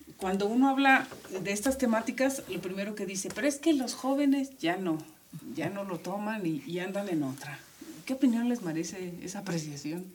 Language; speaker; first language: Spanish; native; Spanish